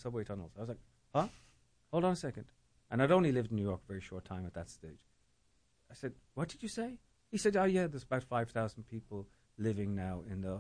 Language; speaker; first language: English; native; English